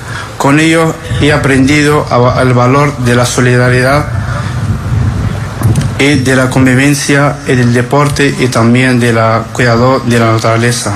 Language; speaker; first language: Spanish; non-native, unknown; Arabic